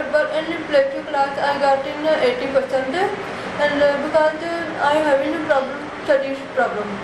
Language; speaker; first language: English; non-native, learner; Punjabi